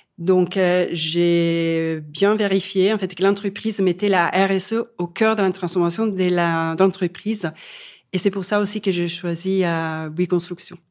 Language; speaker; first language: French; non-native, fluent; Italian